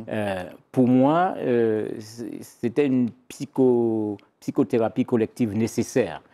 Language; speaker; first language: French; native; French